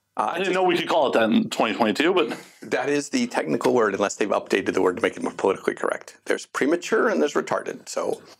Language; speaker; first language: English; native; English